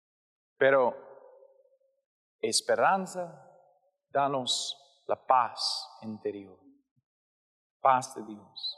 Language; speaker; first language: Spanish; non-native, learner; English